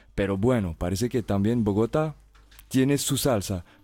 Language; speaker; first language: Spanish; non-native, fluent; French